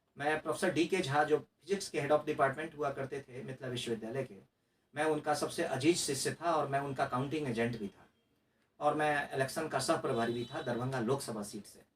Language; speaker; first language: Hindi; non-native, local second language; Maithili